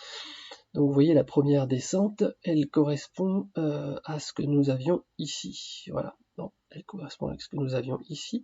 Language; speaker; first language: French; native; French